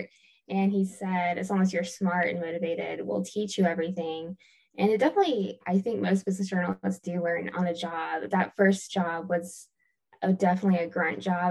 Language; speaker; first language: English; native; English